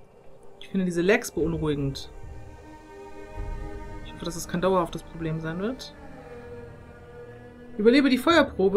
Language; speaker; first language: German; native; German